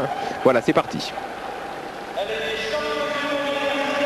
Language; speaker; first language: French; native; French